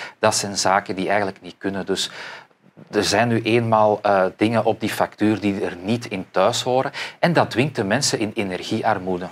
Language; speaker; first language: Dutch; native; Dutch